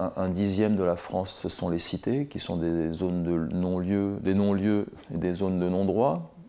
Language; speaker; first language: French; native; French